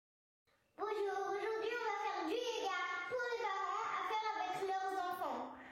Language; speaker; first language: French; early bilingual, other home language; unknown